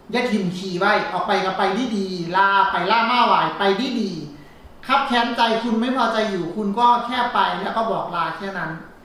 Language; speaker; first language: Thai; native; Thai